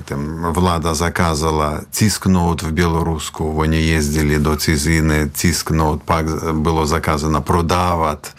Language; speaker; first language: Czech; non-native, fluent; Belarusian